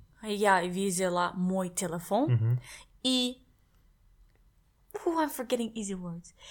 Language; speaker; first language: Russian; non-native, learner; English